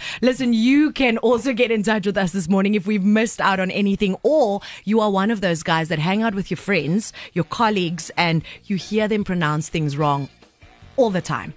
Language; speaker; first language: English; native; English